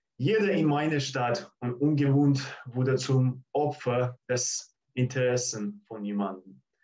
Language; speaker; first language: German; non-native, fluent; Russian